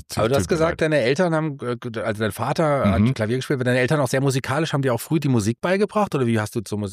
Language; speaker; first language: German; native; German